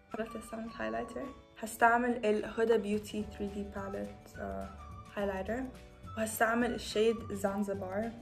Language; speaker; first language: Arabic; non-native, learner; English